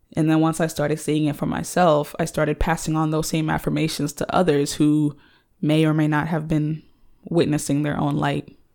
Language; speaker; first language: English; early bilingual, other home language; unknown